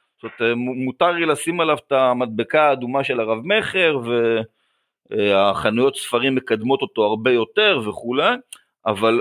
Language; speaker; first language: Hebrew; native; Hebrew